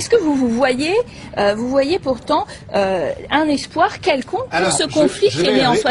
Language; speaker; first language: French; native; French